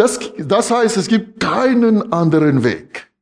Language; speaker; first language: German; non-native, fluent; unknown